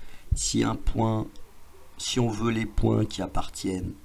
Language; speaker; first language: French; native; French